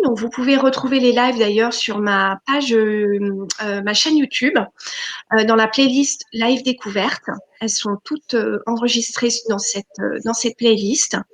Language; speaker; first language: French; native; French